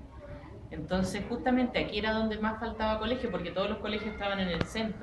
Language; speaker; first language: Spanish; native; Spanish